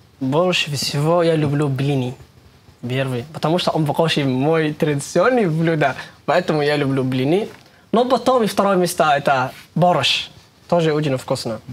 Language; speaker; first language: Russian; non-native, learner; Somali